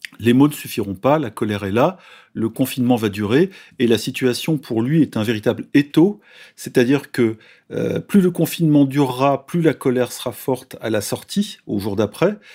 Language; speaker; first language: French; native; French